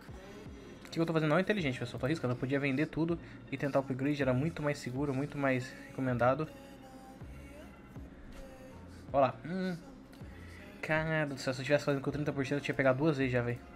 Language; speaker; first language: Portuguese; native; Portuguese